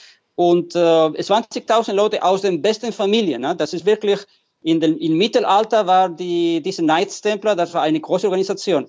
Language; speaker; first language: German; non-native, fluent; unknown